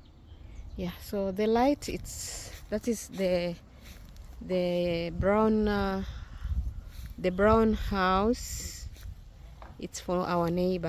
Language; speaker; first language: English; non-native, learner; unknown